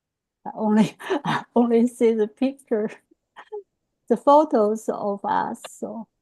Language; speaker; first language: English; non-native, fluent; Chinese